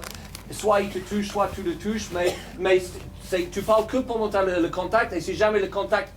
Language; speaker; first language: French; native; French